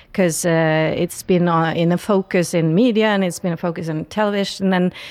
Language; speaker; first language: English; non-native, fluent; Norwegian